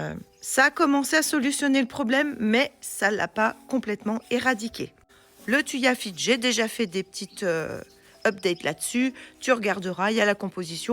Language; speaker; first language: French; native; French